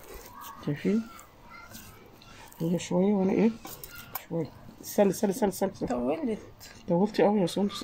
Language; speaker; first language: Arabic; native; Arabic